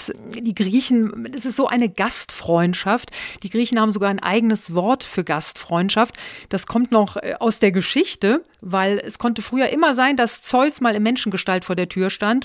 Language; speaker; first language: German; native; German